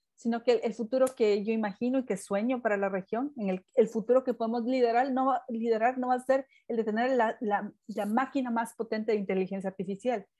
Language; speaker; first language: Spanish; native; Spanish